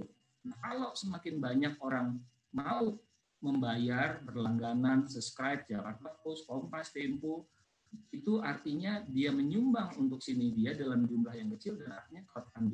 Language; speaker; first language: Indonesian; native; Indonesian